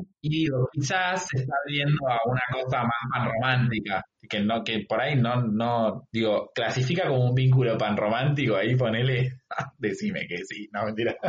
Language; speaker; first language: Spanish; native; Spanish